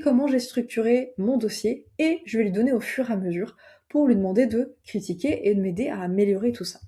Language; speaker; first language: French; native; French